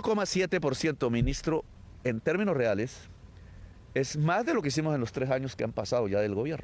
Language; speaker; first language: Spanish; native; Spanish